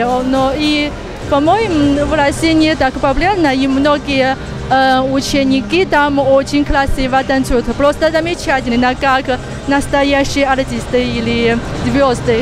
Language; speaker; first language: Russian; non-native, fluent; Chinese